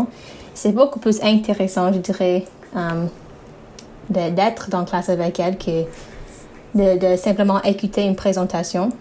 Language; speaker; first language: French; non-native, learner; English